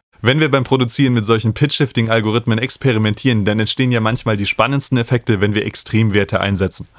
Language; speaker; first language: German; native; German